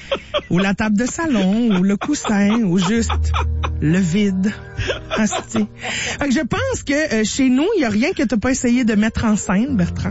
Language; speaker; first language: French; native; French